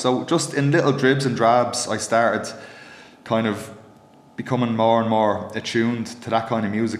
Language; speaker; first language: English; native; English